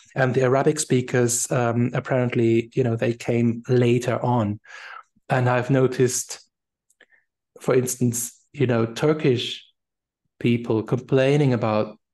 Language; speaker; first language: English; non-native, fluent; German